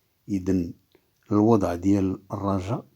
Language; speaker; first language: Arabic; native; Arabic